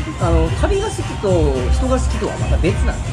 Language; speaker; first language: Japanese; native; Japanese